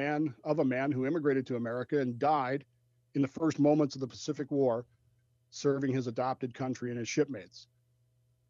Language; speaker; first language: English; native; English